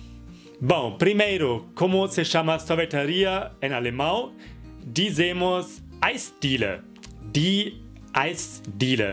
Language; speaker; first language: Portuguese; non-native, fluent; German